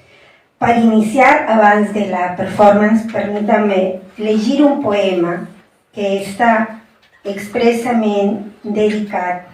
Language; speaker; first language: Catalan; non-native, fluent; Spanish